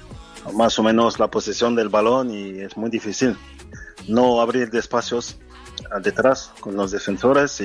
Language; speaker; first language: Spanish; non-native, fluent; French